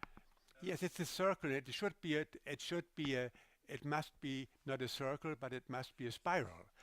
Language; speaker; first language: English; non-native, fluent; German